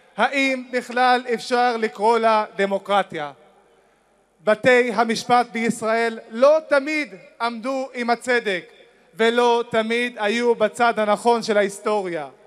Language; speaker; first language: Hebrew; non-native, local second language; Arabic